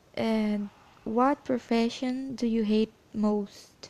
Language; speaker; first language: English; non-native, learner; Portuguese